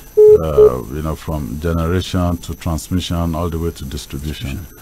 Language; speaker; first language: English; non-native, local second language; Yoruba